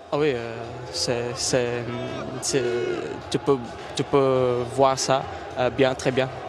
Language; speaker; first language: French; non-native, fluent; Portuguese